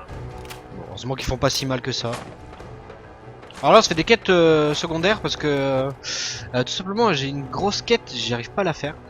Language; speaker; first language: French; native; French